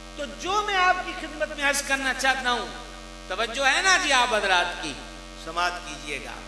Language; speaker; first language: Urdu; non-native, local second language; Punjabi